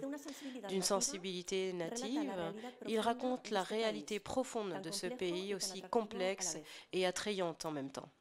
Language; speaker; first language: French; non-native, fluent; Spanish